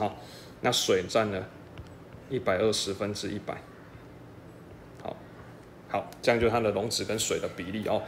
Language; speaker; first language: Chinese; native; Chinese